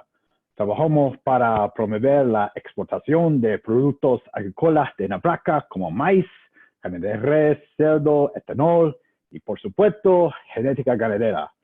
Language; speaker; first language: Spanish; non-native, learner; English